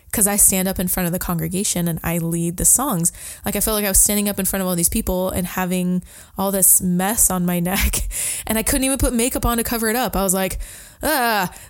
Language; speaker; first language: English; native; English